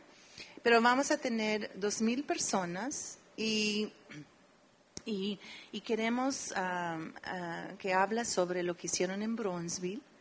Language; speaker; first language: Spanish; early bilingual, heritage; Spanish